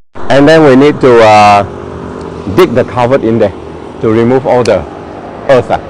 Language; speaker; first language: English; non-native, local second language; Chinese